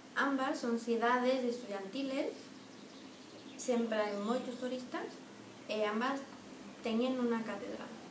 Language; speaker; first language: Galician; non-native, learner; German